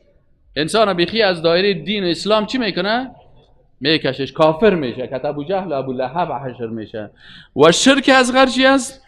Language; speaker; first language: Persian; native; Persian